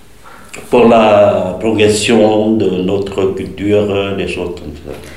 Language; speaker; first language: French; non-native, fluent; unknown